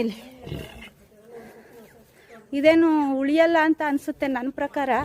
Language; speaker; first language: Kannada; native; Kannada